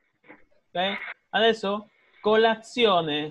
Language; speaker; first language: Italian; non-native, fluent; Spanish